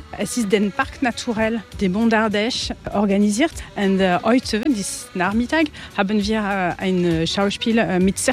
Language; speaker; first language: German; non-native, learner; French